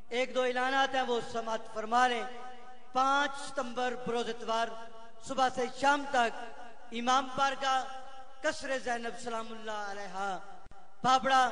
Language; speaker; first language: Urdu; non-native, local second language; Punjabi